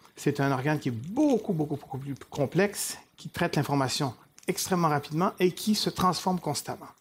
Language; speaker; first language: French; native; French